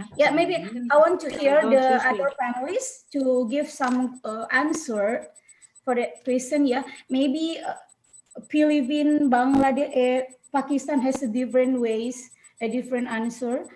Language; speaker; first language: English; non-native, learner; Indonesian